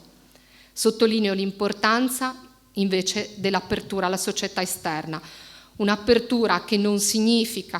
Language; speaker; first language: Italian; native; Italian